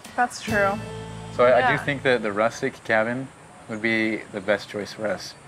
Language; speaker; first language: English; native; English